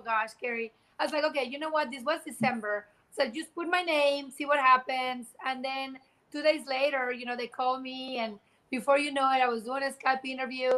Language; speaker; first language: English; non-native, fluent; Spanish